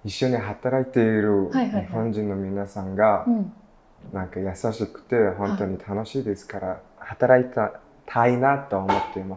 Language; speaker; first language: Japanese; non-native, learner; Mongolian